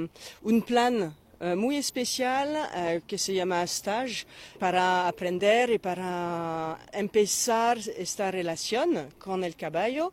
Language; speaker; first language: Spanish; non-native, fluent; French